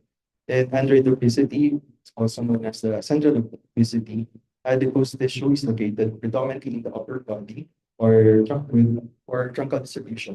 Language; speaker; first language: English; non-native, local second language; Filipino